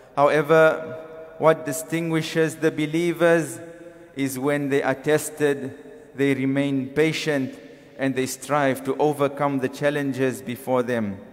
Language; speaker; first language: English; non-native, local second language; Malay